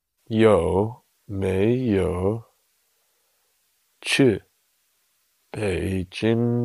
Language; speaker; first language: Chinese; non-native, learner; English